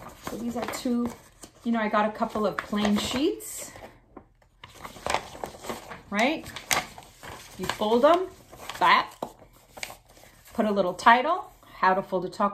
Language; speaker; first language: English; early bilingual, other home language; Spanish